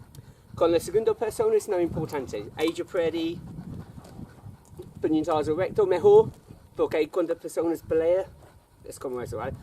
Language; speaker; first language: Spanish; non-native, learner; English